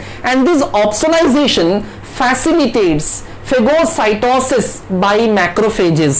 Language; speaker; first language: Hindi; native; Hindi